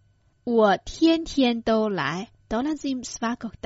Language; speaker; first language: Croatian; non-native, fluent; Chinese